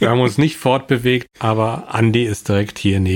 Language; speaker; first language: German; native; German